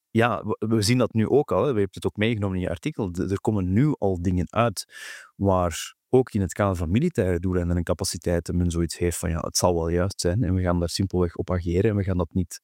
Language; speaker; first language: Dutch; native; Dutch